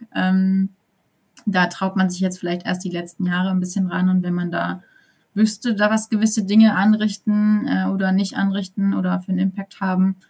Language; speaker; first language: German; native; German